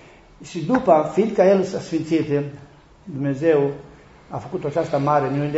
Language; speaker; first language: Romanian; non-native, learner; Greek